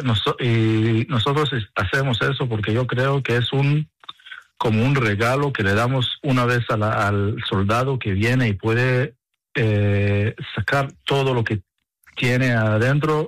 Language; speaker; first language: Spanish; non-native, fluent; Hebrew